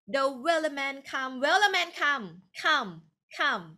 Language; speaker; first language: English; non-native, fluent; Thai